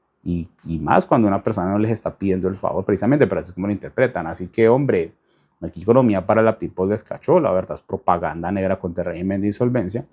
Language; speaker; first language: Spanish; native; Spanish